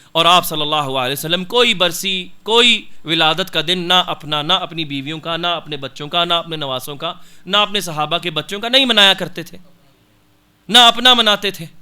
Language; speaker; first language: Urdu; non-native, local second language; Punjabi